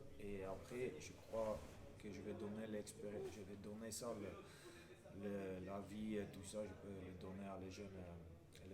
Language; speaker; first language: French; non-native, fluent; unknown